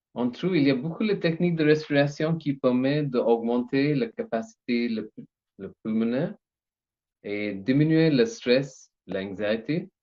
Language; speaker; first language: French; non-native, learner; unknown